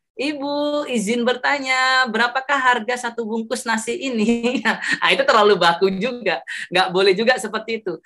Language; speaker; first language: Indonesian; non-native, local second language; Javanese